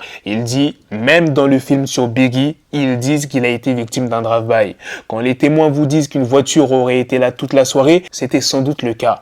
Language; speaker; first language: French; native; French